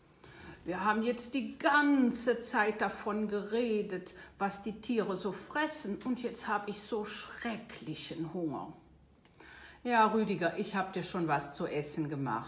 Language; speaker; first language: German; native; German